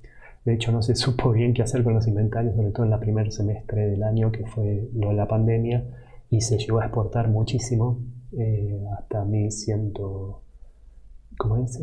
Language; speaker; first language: Spanish; native; Spanish